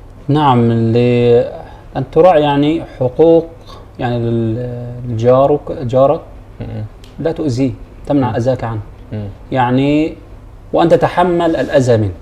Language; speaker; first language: Arabic; native; Arabic